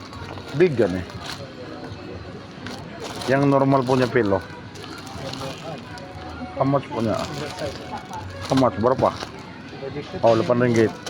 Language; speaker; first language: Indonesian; non-native, learner; Filipino